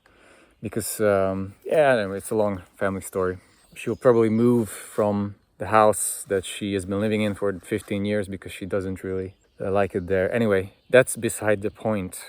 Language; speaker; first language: English; non-native, fluent; Hungarian